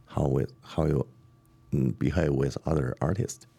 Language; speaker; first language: English; non-native, learner; Chinese